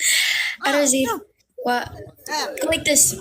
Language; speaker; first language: English; early bilingual, heritage; Amharic